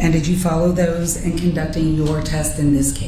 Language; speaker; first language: English; native; English